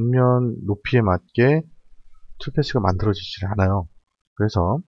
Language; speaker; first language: Korean; native; Korean